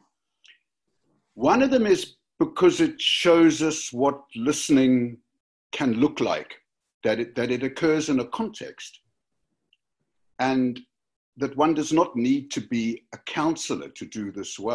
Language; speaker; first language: English; native; English